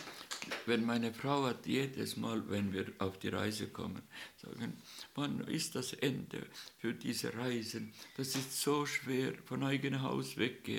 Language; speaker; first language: German; non-native, learner; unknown